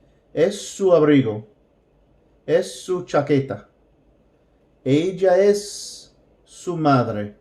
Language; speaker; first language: Spanish; non-native, fluent; English